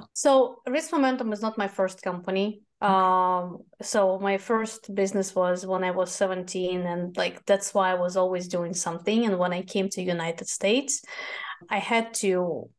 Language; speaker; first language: English; non-native, fluent; Russian